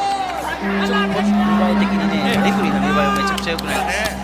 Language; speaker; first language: Japanese; native; Japanese